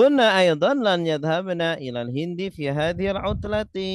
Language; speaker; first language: Arabic; non-native, fluent; Indonesian